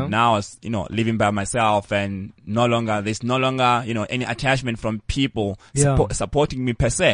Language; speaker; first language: English; non-native, local second language; Northern Sotho